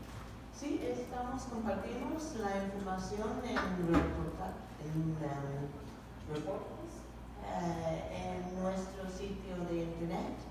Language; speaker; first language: Spanish; non-native, learner; English